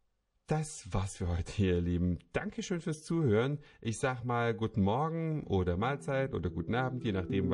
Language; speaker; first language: German; native; German